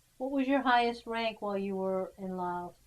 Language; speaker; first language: English; native; English